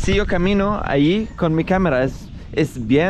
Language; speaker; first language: Spanish; non-native, learner; Arabic